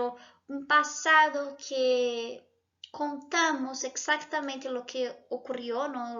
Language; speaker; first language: Spanish; non-native, fluent; Portuguese